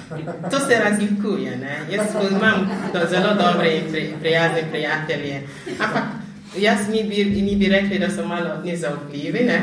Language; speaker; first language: Slovenian; non-native, fluent; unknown